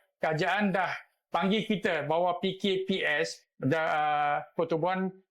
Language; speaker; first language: Malay; native; Malay